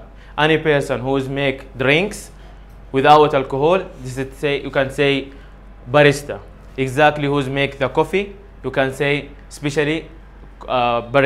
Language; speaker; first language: English; non-native, learner; Arabic